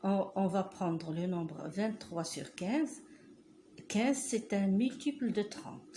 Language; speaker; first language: French; non-native, local second language; Arabic